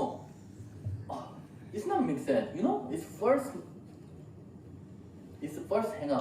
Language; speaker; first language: English; non-native, learner; Korean